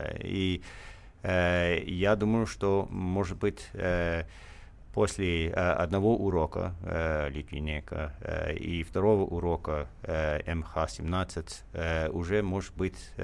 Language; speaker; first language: Russian; non-native, fluent; English